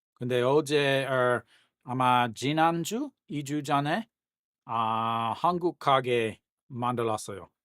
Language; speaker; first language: Korean; non-native, learner; English